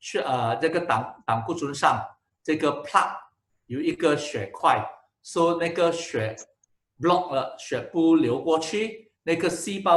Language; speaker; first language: Chinese; non-native, local second language; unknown